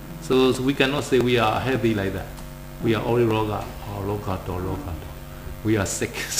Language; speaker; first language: English; non-native, learner; Burmese